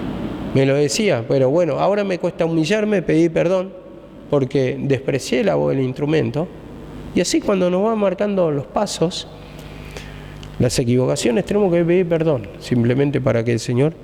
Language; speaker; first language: Spanish; native; Spanish